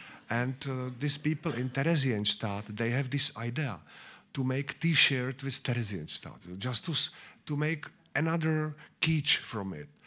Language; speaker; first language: English; non-native, learner; Czech